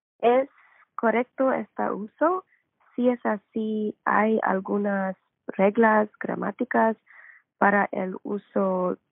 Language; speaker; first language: Spanish; non-native, learner; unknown